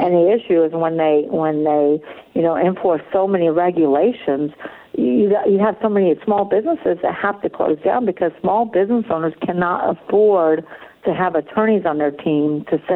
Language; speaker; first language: English; native; English